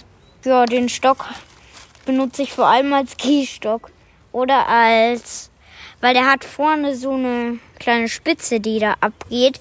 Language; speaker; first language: German; native; German